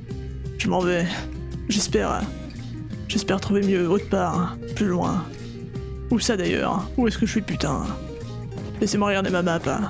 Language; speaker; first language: French; native; French